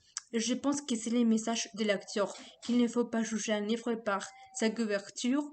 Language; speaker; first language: French; non-native, learner; Spanish